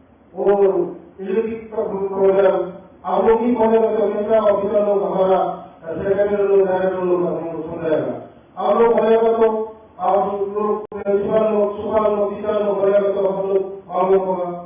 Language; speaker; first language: Hindi; non-native, local second language; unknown